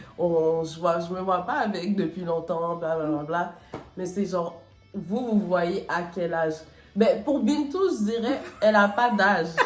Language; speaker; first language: French; early bilingual, other home language; Haitian Creole